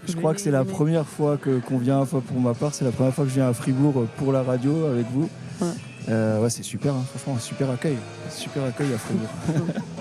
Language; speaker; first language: French; native; French